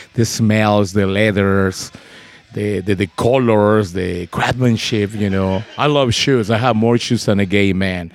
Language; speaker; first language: English; non-native, fluent; Spanish